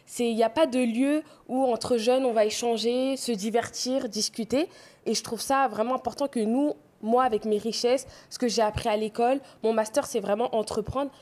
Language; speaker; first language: French; native; French